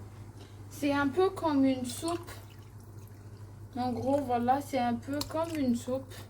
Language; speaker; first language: French; non-native, local second language; Malagasy